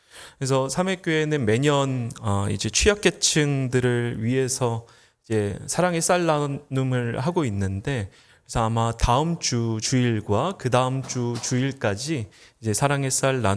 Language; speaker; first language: Korean; native; Korean